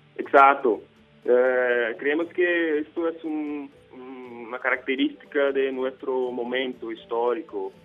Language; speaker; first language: Spanish; non-native, fluent; Portuguese